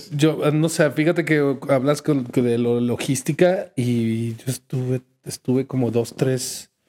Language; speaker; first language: Spanish; native; Spanish